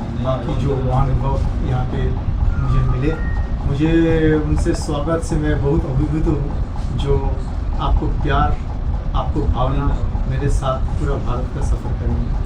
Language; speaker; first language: Hindi; non-native, local second language; Bangla